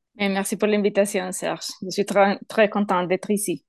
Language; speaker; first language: French; non-native, learner; Spanish